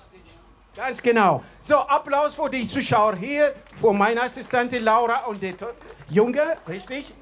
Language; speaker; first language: German; non-native, fluent; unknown